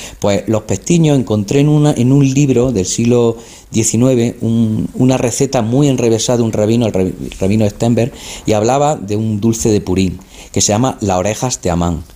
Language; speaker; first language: Spanish; native; Spanish